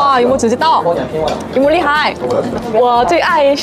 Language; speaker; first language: Chinese; non-native, learner; Korean